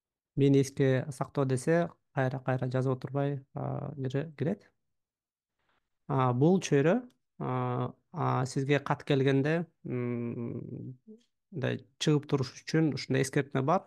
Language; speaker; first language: Kyrgyz; native; Kyrgyz